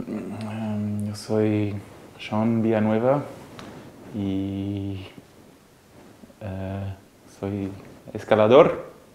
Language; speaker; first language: Spanish; early bilingual, heritage; Spanish